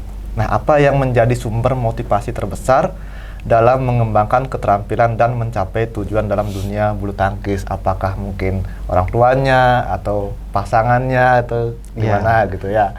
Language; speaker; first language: Indonesian; non-native, local second language; Balinese